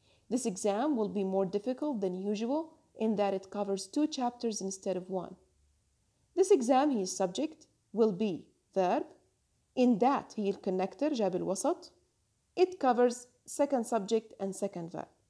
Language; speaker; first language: English; non-native, fluent; Arabic